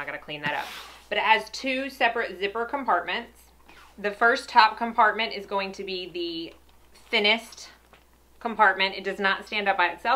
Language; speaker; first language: English; native; English